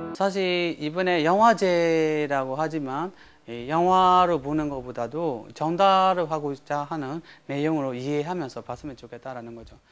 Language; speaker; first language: Korean; non-native, fluent; Burmese